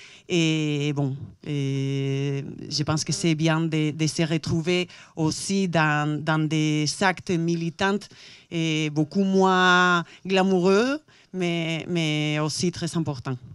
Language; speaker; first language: French; non-native, fluent; Spanish